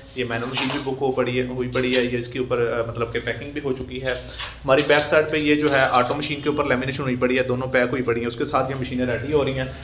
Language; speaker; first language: Urdu; non-native, local second language; Punjabi